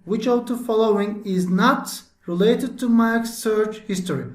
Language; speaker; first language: English; non-native, fluent; Turkish